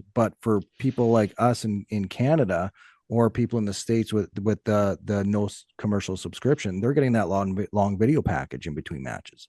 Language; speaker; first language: English; native; English